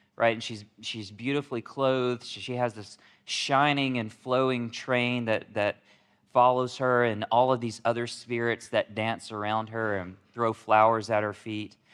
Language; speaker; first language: English; native; English